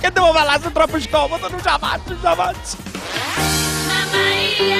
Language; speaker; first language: Italian; native; Italian